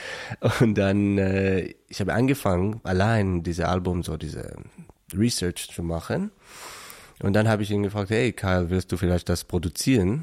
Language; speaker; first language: German; non-native, learner; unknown